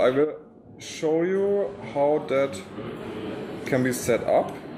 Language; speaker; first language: English; non-native, fluent; German